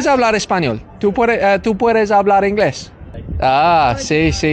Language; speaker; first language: Spanish; non-native, learner; English